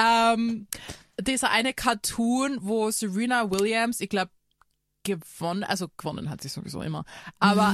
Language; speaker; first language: German; native; German